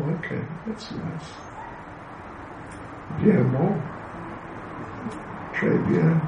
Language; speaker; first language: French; non-native, learner; English